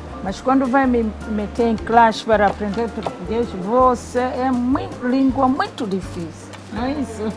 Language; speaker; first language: Portuguese; non-native, fluent; Swahili